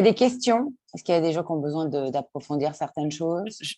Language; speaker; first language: French; native; French